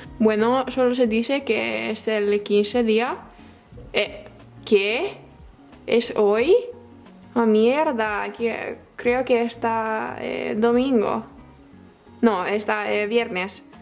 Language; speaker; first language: Spanish; non-native, learner; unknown